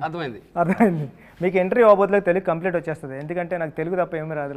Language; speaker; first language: Telugu; native; Telugu